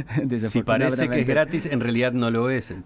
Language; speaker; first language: Spanish; native; Spanish